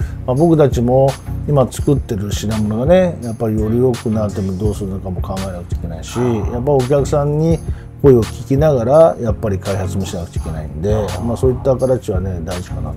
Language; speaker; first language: Japanese; native; Japanese